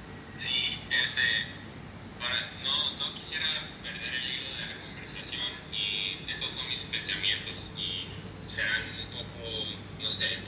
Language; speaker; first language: Spanish; non-native, fluent; English